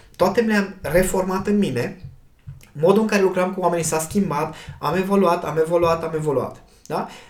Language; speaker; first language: Romanian; native; Romanian